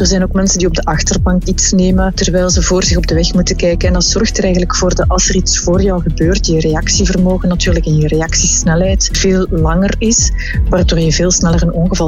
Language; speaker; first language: Dutch; native; Dutch